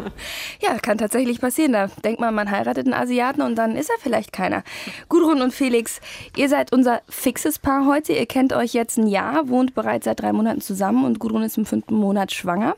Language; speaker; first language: German; native; German